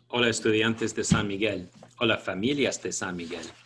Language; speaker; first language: Spanish; non-native, fluent; English